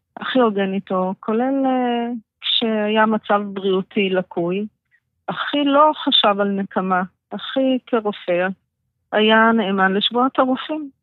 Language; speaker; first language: Hebrew; native; Hebrew